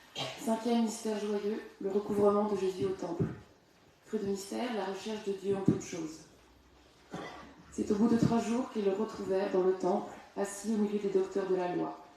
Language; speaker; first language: French; native; French